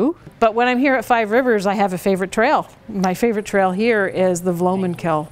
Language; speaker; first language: English; native; English